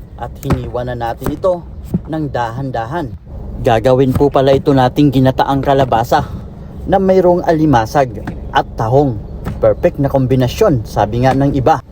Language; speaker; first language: Filipino; non-native, local second language; Masbatenyo